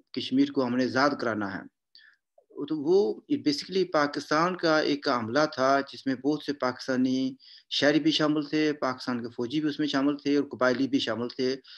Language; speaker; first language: Urdu; non-native, local second language; Punjabi